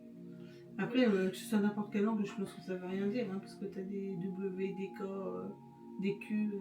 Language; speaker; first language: French; native; French